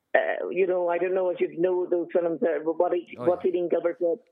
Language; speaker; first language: English; native; English